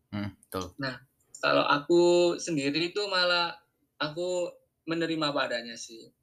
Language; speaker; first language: Indonesian; native; Indonesian